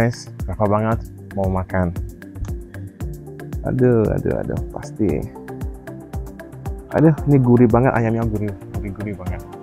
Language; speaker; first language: Indonesian; non-native, learner; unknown